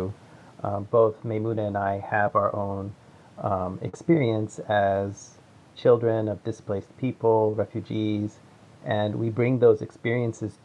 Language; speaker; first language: English; native; English